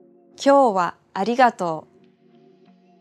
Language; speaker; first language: Japanese; non-native, fluent; English